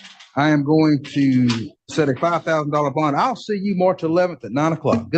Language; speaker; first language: English; native; English